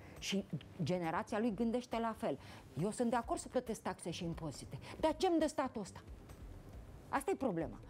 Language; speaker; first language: Romanian; native; Romanian